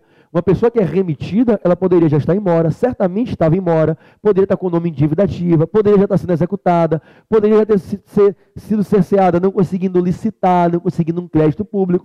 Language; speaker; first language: Portuguese; native; Portuguese